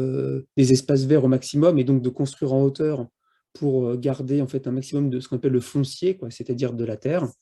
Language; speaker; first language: French; native; French